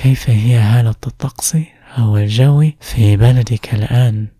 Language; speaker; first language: Arabic; non-native, fluent; English